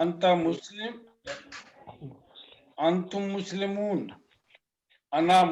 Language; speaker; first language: Arabic; non-native, learner; Urdu